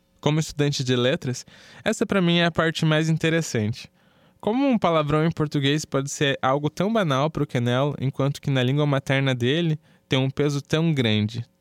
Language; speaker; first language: Portuguese; native; Portuguese